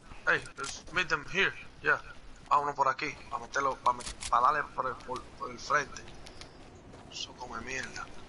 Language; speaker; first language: Spanish; early bilingual, heritage; Spanish